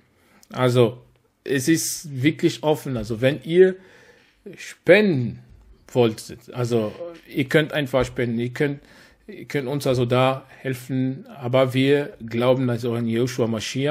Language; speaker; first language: German; non-native, fluent; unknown